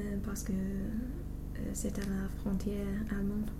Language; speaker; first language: French; non-native, fluent; English